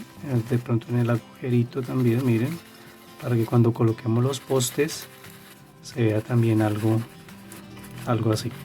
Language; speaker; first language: Spanish; native; Spanish